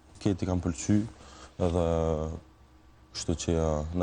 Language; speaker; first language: Albanian; early bilingual, heritage; Albanian